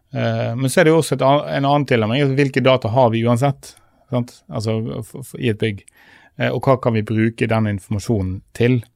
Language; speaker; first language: Norwegian; native; Norwegian